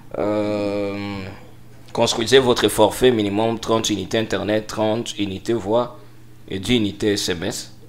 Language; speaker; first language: French; non-native, local second language; Swahili